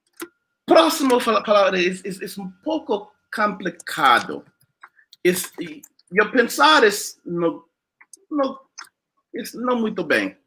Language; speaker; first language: Portuguese; non-native, learner; English